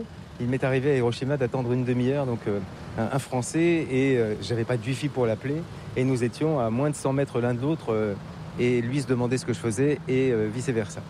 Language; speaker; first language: French; native; French